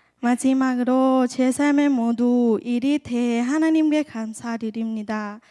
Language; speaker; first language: Korean; non-native, learner; Thai